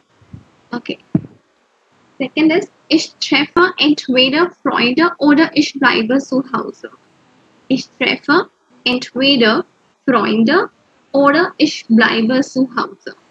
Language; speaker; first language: German; non-native, fluent; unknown